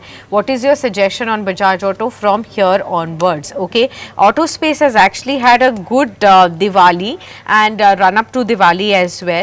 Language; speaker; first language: English; non-native, local second language; Hindi